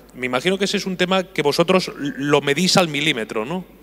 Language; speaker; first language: Spanish; native; Spanish